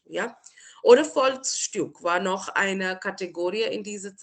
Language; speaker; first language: German; non-native, fluent; Marathi